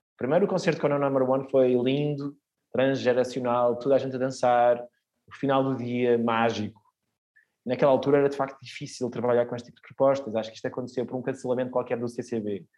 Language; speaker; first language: Portuguese; early bilingual, heritage; Portuguese